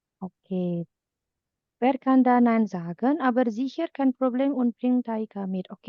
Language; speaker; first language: German; non-native, fluent; Indonesian